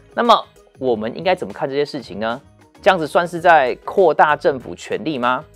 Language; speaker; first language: Chinese; native; Chinese